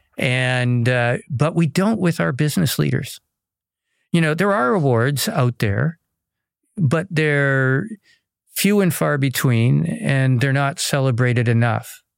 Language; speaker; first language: English; native; English